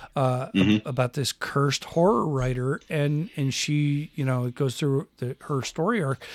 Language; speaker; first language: English; native; English